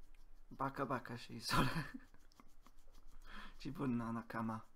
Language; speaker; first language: Japanese; non-native, learner; English